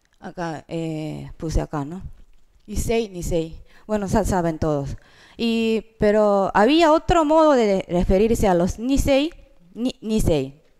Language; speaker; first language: Spanish; non-native, fluent; Japanese